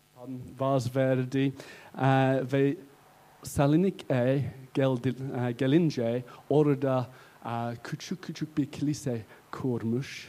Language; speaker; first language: Turkish; non-native, learner; English